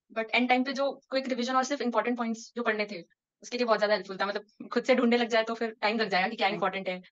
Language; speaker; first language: Hindi; non-native, local second language; Marathi